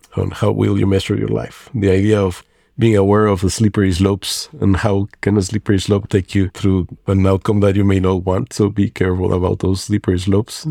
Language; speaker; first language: English; non-native, fluent; Spanish